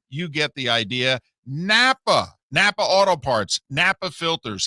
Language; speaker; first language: English; native; English